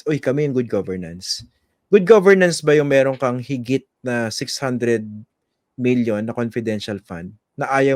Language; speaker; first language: Filipino; native; Filipino